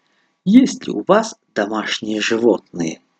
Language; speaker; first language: Russian; non-native, local second language; Tajik